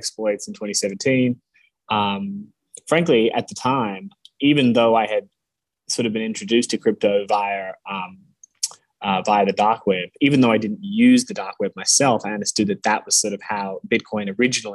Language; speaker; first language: English; native; English